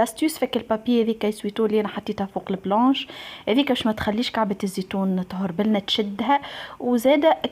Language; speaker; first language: Arabic; native; Arabic